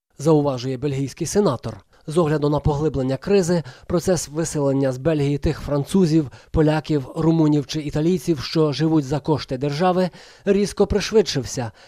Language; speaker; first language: Ukrainian; native; Ukrainian